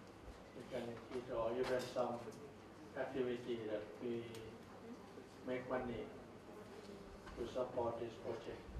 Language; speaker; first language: English; non-native, learner; Thai